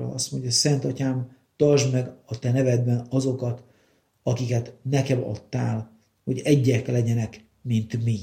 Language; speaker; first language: Hungarian; native; Hungarian